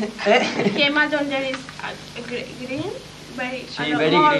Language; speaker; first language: English; non-native, learner; Spanish